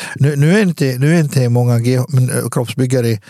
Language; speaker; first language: Swedish; early bilingual, other home language; Arabic